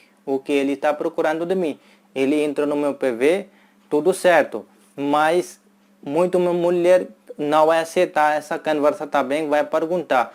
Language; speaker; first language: Portuguese; non-native, fluent; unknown